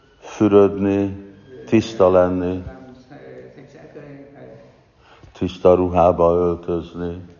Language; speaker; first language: Hungarian; non-native, fluent; English